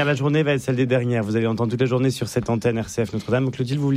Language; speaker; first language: French; native; French